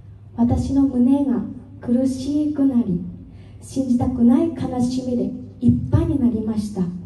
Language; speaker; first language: Japanese; non-native, fluent; Vietnamese